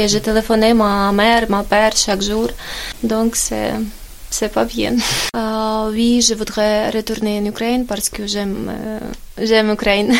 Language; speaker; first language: French; non-native, learner; Ukrainian